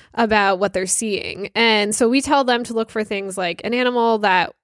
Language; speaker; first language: English; native; English